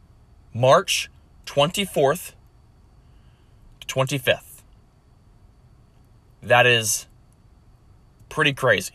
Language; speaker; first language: English; native; English